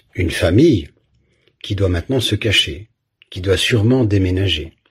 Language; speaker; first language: French; native; French